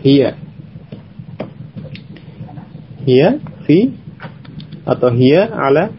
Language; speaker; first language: Arabic; non-native, fluent; Indonesian